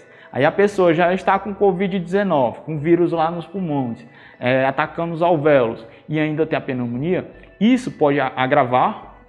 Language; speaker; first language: Portuguese; native; Portuguese